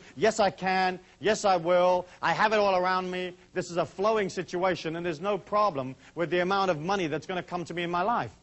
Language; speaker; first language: English; native; English